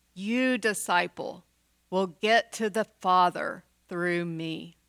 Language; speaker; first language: English; native; English